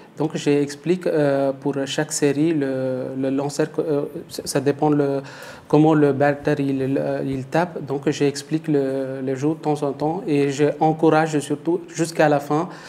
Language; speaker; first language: French; non-native, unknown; Tamil